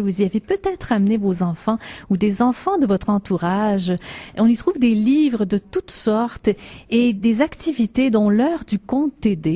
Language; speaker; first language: French; native; French